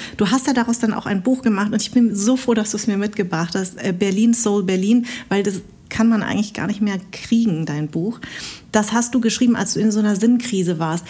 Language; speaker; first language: German; early bilingual, other home language; Vietnamese